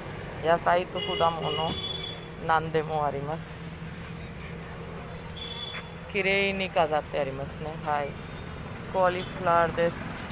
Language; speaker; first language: Japanese; non-native, fluent; Hindi